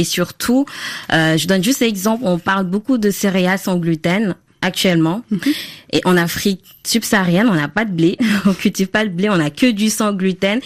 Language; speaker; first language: French; non-native, local second language; Wolof